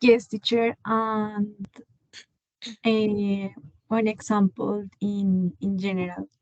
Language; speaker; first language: English; non-native, learner; Spanish